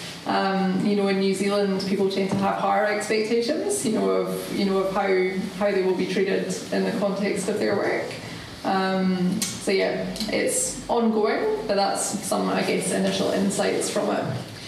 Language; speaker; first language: English; native; English